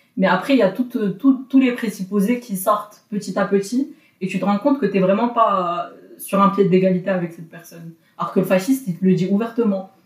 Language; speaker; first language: French; non-native, local second language; Arabic